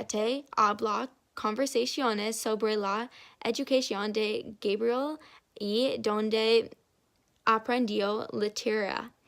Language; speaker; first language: Spanish; non-native, learner; English